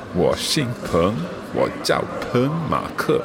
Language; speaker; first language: Chinese; non-native, learner; English